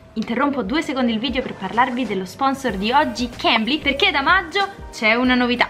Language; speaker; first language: Italian; native; Italian